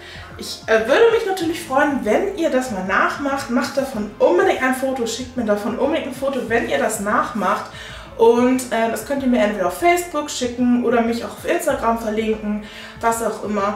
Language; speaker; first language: German; native; German